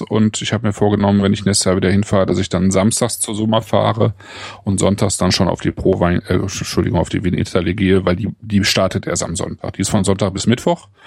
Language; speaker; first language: German; native; German